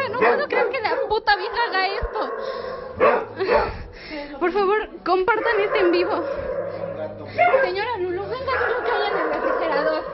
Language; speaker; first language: Spanish; native; Spanish